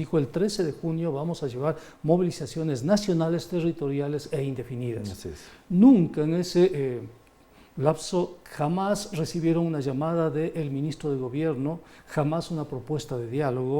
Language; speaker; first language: Spanish; native; Spanish